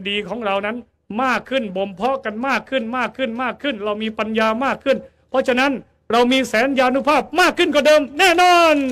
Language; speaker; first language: Thai; native; Thai